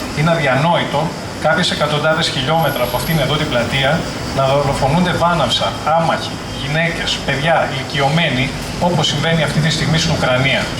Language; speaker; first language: Greek; native; Greek